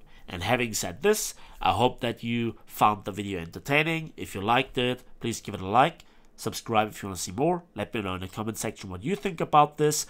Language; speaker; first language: English; non-native, fluent; German